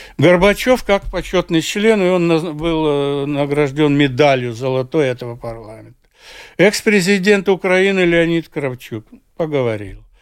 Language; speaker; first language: Russian; native; Russian